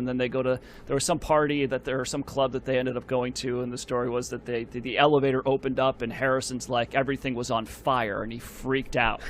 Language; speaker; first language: English; native; English